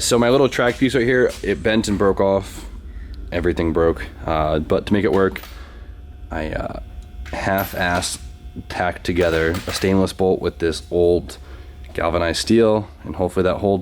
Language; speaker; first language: English; native; English